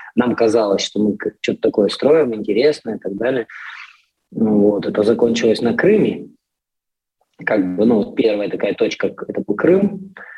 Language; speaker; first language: Russian; native; Russian